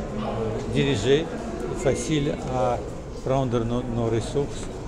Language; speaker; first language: French; non-native, fluent; Russian